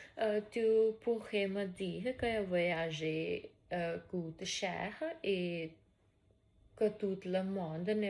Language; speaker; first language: French; non-native, learner; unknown